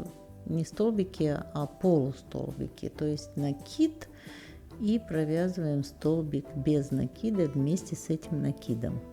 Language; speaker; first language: Russian; native; Russian